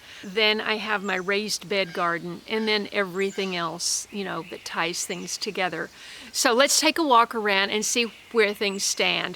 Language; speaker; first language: English; native; English